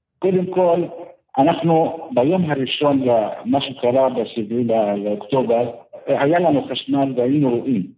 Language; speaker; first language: Hebrew; non-native, fluent; Arabic